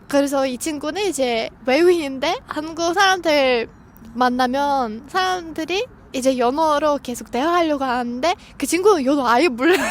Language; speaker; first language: Korean; non-native, fluent; Russian